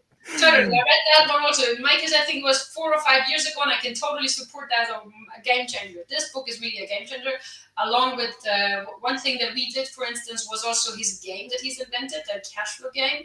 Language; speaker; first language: English; non-native, fluent; German